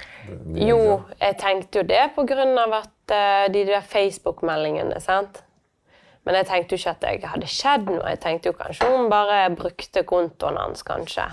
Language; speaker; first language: Norwegian; native; Norwegian